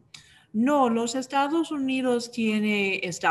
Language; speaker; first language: Spanish; non-native, learner; English